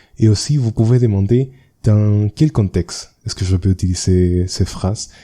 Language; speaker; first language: French; non-native, learner; Spanish